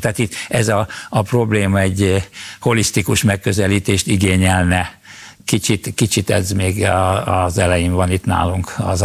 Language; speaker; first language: Hungarian; native; Hungarian